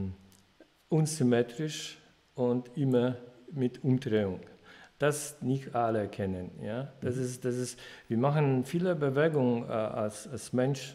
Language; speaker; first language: German; non-native, fluent; Polish